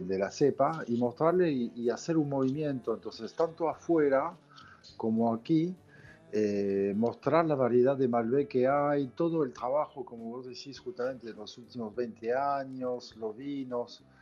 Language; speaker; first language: Spanish; non-native, fluent; French